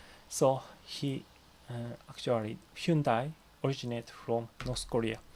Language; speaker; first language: English; non-native, learner; Japanese